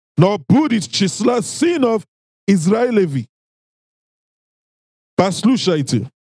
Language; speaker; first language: Russian; non-native, learner; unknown